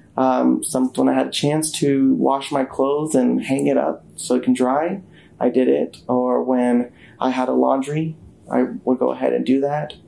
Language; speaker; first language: English; native; English